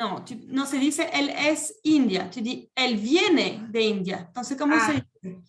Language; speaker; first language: Spanish; non-native, fluent; French